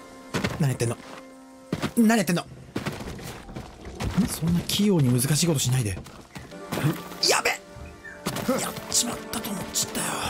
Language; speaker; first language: Japanese; native; Japanese